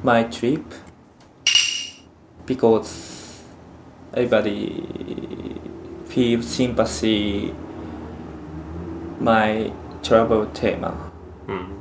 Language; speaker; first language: English; non-native, learner; Japanese